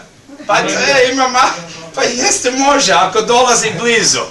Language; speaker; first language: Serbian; early bilingual, heritage; Serbian